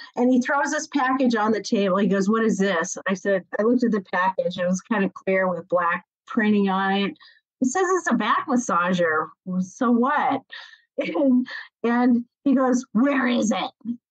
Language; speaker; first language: English; native; English